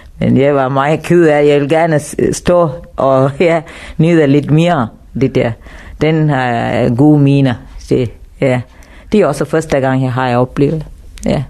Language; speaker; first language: Danish; non-native, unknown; Tamil